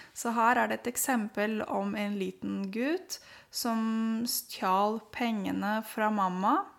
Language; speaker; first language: Norwegian; non-native, fluent; Romanian